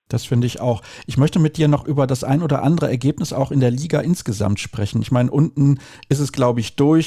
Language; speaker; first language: German; native; German